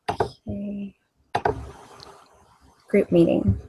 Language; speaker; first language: English; native; English